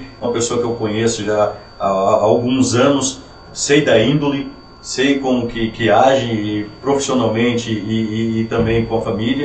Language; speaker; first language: Portuguese; native; Portuguese